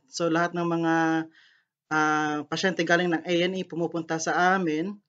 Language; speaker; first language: Filipino; non-native, local second language; Cebuano